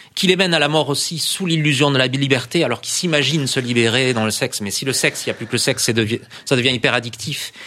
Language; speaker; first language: French; native; French